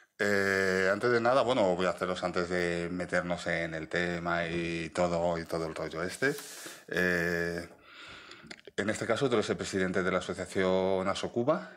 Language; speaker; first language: Spanish; native; Spanish